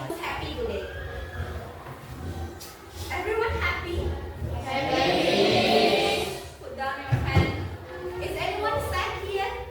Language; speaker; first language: English; non-native, learner; Indonesian